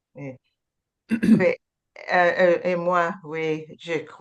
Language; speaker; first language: French; non-native, learner; English